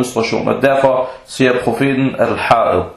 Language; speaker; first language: Danish; early bilingual, other home language; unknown